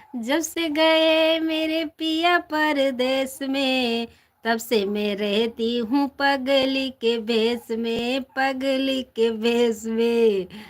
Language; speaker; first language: Hindi; native; Hindi